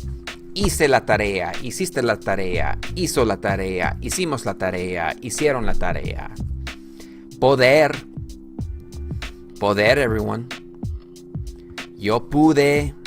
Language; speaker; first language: Spanish; non-native, fluent; English